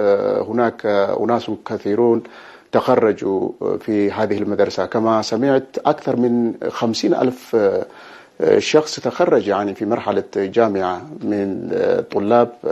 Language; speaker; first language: Arabic; non-native, fluent; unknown